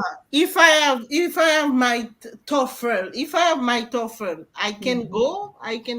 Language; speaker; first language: English; non-native, learner; French